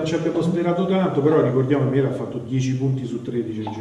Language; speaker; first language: Italian; native; Italian